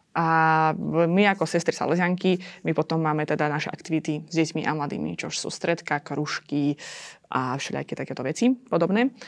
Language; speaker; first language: Slovak; non-native, fluent; Azerbaijani